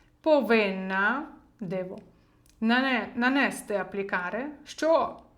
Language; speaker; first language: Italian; non-native, fluent; Ukrainian